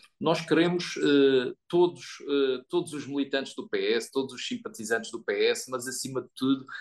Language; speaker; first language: Portuguese; native; Portuguese